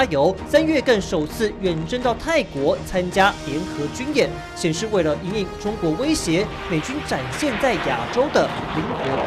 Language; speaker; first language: Chinese; native; Chinese